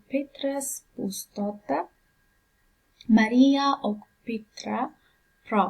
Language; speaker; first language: Swedish; non-native, fluent; Pashto